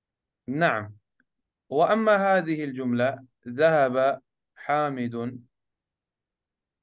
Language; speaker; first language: Arabic; non-native, fluent; Urdu